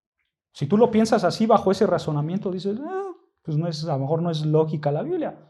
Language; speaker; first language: Spanish; native; Spanish